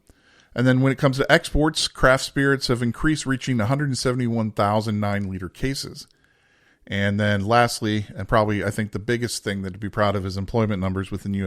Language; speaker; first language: English; native; English